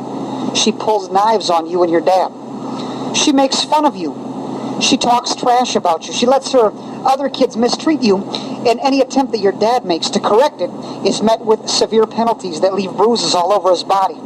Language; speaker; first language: English; native; English